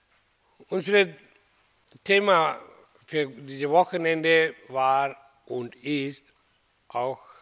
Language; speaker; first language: German; non-native, learner; Hindi